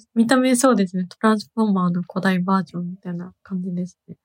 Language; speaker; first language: Japanese; native; Japanese